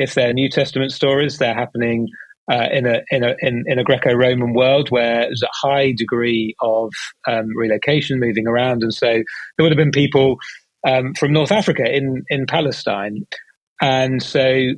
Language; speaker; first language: English; native; English